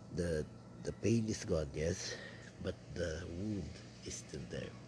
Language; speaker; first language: English; non-native, local second language; Filipino